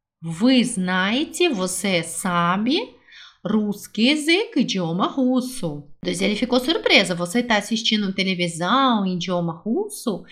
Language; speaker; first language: Portuguese; non-native, fluent; Russian